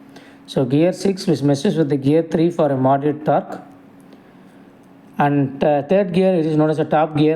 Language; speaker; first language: English; non-native, local second language; Tamil